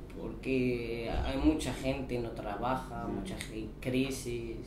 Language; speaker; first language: Spanish; non-native, learner; Arabic